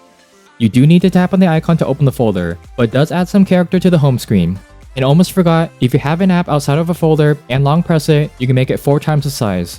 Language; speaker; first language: English; native; English